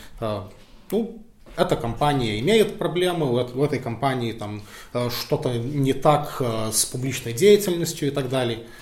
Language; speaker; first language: Russian; non-native, fluent; Lithuanian